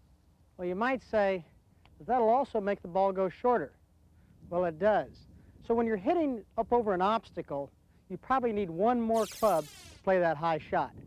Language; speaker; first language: English; native; English